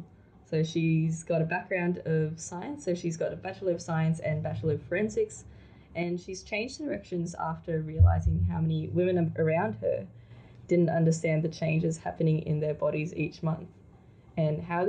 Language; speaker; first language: English; non-native, local second language; Filipino